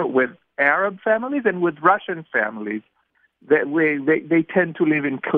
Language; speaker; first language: English; non-native, fluent; Hebrew